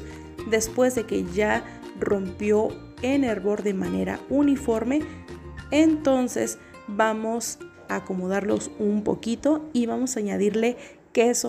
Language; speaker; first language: Spanish; native; Spanish